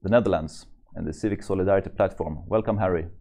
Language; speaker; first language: English; non-native, fluent; Swedish